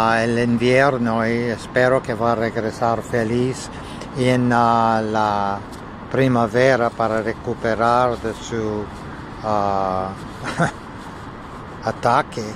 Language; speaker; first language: Spanish; non-native, learner; English